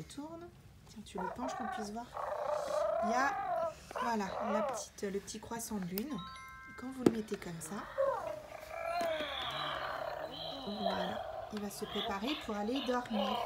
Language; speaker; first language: French; native; French